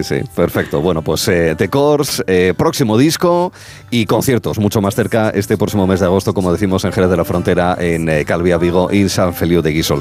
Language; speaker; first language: Spanish; native; Spanish